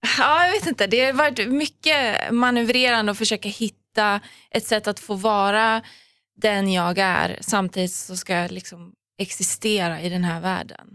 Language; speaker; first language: Swedish; early bilingual, other home language; Persian